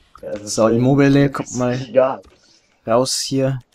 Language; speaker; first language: German; native; German